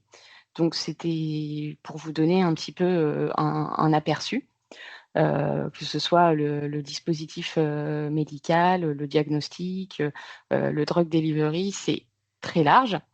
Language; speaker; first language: French; native; French